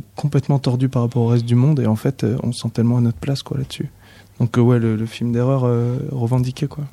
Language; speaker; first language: French; native; French